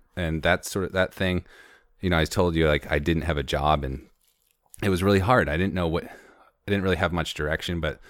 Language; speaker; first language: English; native; English